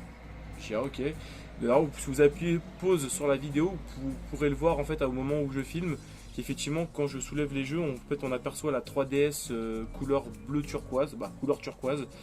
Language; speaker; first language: French; native; French